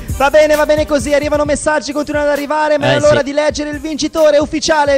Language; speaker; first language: Italian; native; Italian